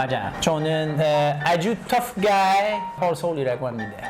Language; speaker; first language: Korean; non-native, learner; English